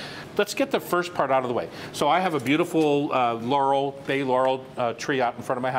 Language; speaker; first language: English; native; English